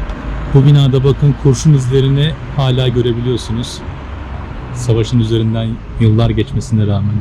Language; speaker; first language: Turkish; native; Turkish